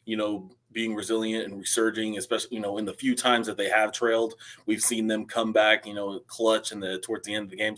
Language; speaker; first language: English; native; English